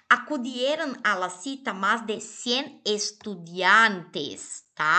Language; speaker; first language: Spanish; non-native, fluent; Portuguese